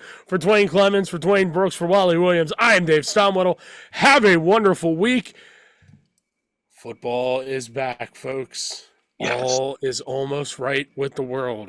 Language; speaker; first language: English; native; English